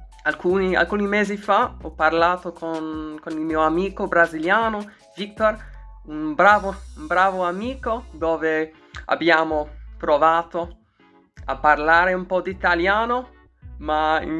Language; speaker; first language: Italian; non-native, learner; English